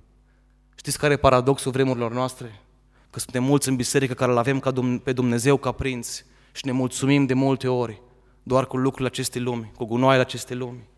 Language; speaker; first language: Romanian; native; Romanian